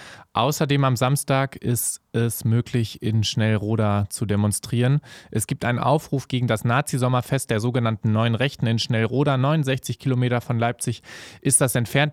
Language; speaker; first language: German; native; German